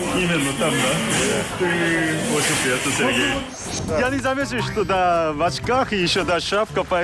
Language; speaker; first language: Russian; non-native, fluent; Korean